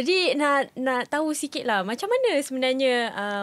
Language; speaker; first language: Malay; native; Malay